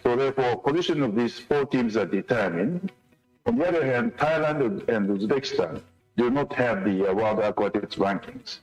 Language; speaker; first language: English; non-native, fluent; Japanese